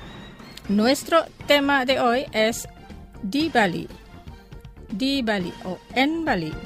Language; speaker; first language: Spanish; non-native, fluent; Indonesian